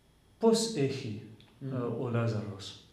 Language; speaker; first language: Greek; non-native, fluent; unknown